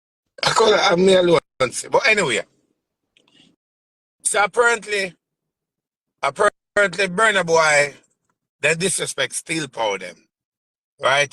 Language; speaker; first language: English; native; English